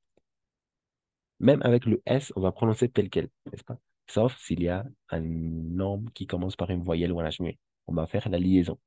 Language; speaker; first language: French; non-native, fluent; Spanish